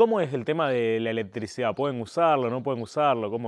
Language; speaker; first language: Spanish; native; Spanish